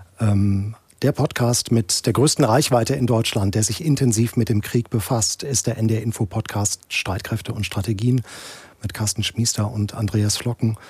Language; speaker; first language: German; native; German